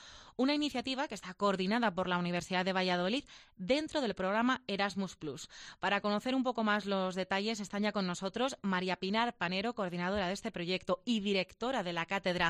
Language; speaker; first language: Spanish; native; Spanish